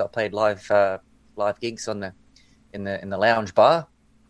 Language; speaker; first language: English; native; English